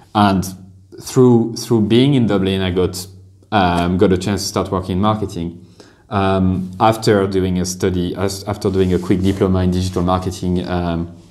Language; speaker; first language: English; non-native, fluent; French